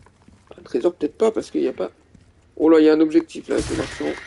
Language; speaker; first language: French; native; French